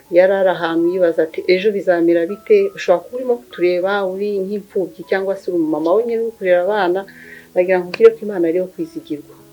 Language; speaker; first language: Kinyarwanda; native; Kinyarwanda